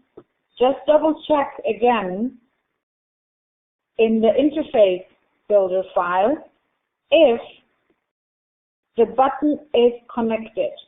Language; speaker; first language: English; non-native, fluent; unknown